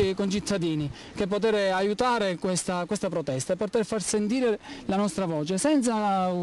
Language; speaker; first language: Italian; native; Italian